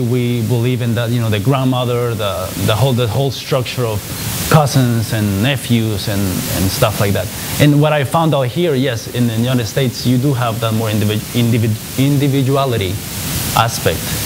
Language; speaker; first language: English; non-native, fluent; Spanish